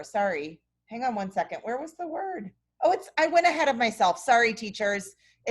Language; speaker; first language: English; native; English